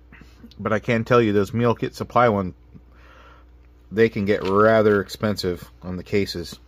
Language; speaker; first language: English; native; English